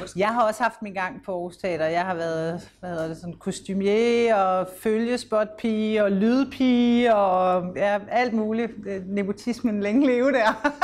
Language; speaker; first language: Danish; native; Danish